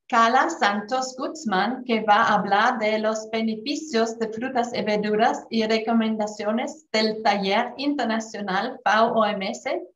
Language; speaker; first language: Spanish; non-native, fluent; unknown